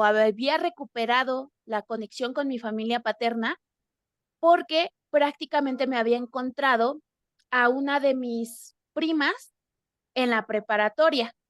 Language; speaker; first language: Spanish; native; Spanish